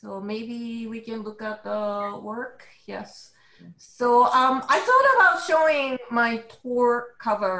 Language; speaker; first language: English; non-native, fluent; Japanese